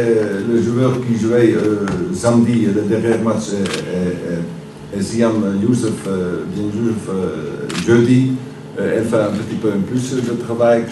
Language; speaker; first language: French; non-native, learner; Dutch